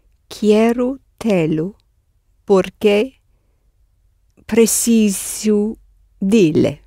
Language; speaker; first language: Portuguese; non-native, learner; English